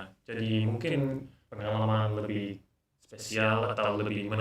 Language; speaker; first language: Indonesian; non-native, learner; English